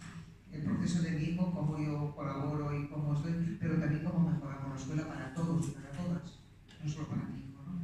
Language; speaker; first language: Spanish; native; Spanish